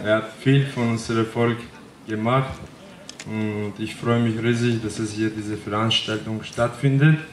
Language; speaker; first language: German; early bilingual, other home language; Armenian